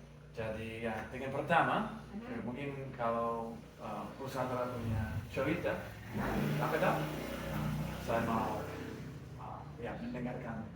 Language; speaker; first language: Indonesian; non-native, learner; English